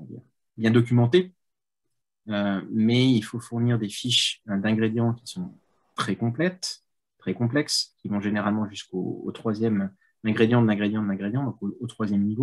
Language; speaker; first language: French; native; French